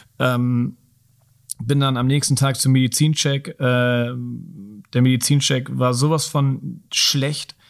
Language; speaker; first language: German; native; German